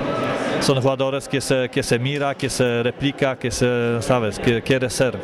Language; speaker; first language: Spanish; non-native, learner; Polish